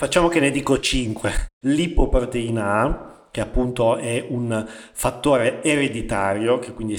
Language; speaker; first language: Italian; native; Italian